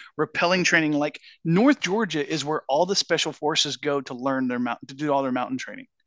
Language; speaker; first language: English; native; English